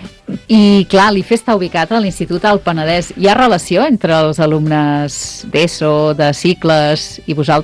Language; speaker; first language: Catalan; native; Catalan